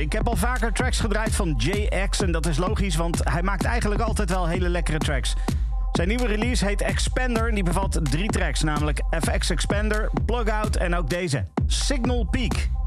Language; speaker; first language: Dutch; native; Dutch